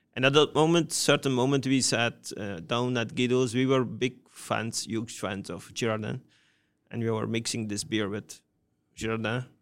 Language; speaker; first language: English; non-native, fluent; Dutch